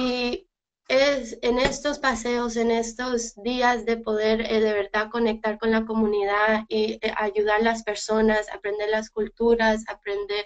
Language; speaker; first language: Spanish; early bilingual, heritage; Spanish